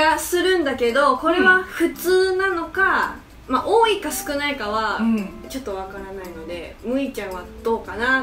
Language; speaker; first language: Japanese; non-native, fluent; Chinese